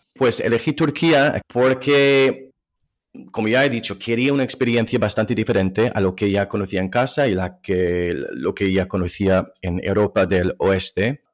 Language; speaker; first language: Spanish; non-native, fluent; English